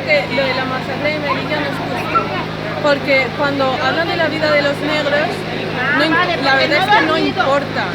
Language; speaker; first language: Spanish; early bilingual, other home language; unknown